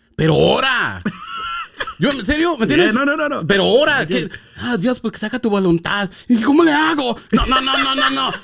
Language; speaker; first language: Spanish; early bilingual, heritage; Spanish